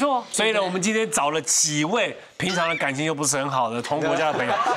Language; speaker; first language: Chinese; native; Chinese